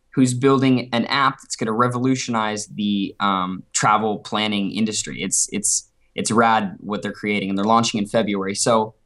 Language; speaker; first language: English; native; English